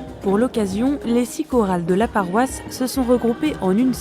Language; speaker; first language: French; native; French